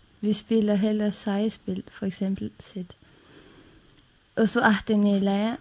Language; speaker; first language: Danish; non-native, local second language; Faroese